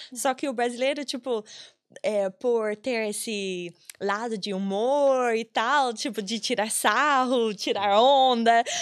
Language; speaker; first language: Portuguese; non-native, fluent; English